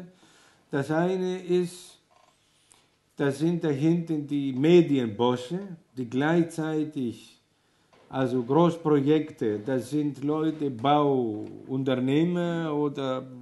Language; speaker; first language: German; non-native, fluent; Greek